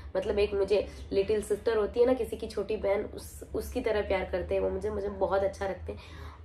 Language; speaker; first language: Hindi; non-native, local second language; Marwari